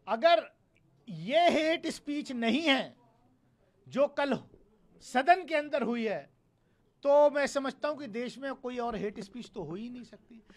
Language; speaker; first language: Hindi; native; Hindi